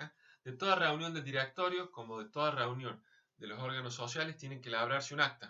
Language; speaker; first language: Spanish; native; Spanish